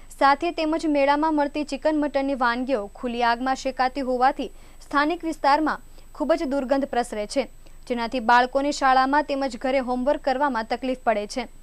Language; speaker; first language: Gujarati; native; Gujarati